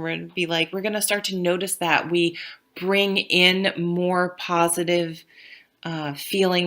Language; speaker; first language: English; native; English